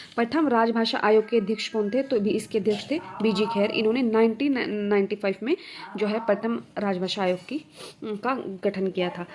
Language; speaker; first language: Hindi; native; Hindi